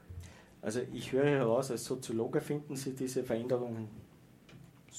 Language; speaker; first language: German; native; German